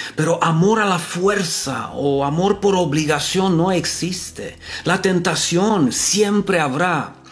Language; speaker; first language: Spanish; non-native, fluent; Romanian